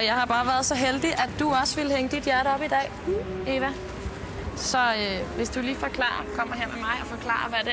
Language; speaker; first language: Danish; native; Danish